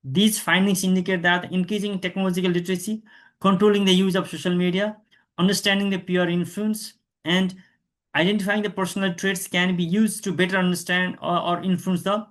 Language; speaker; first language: English; non-native, local second language; Nepali